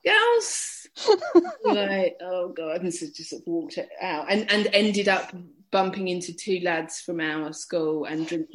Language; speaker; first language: English; native; English